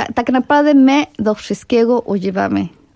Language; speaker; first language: Polish; non-native, fluent; Spanish